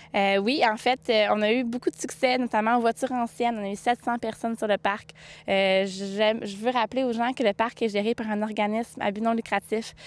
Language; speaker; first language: French; native; French